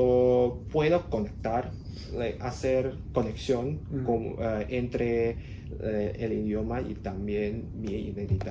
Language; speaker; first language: Spanish; non-native, learner; Cantonese